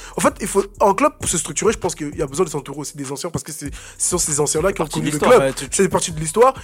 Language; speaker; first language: French; native; French